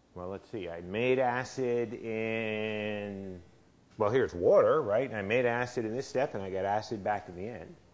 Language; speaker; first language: English; native; English